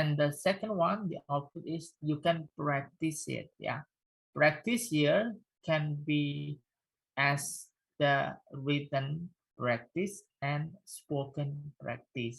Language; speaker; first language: English; non-native, fluent; Indonesian